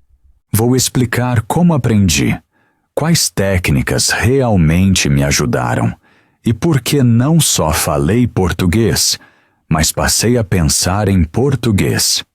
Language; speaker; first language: Portuguese; non-native, fluent; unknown